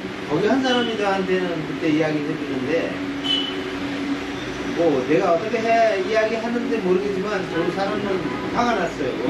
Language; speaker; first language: Korean; non-native, local second language; Nepali